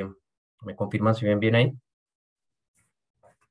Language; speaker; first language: Spanish; native; Spanish